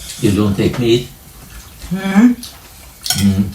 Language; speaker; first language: English; non-native, learner; Swedish